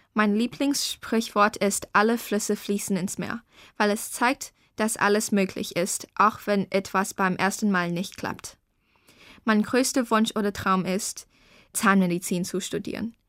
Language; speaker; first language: German; early bilingual, other home language; Chinese